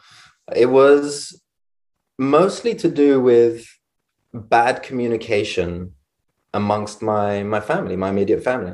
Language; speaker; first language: English; native; English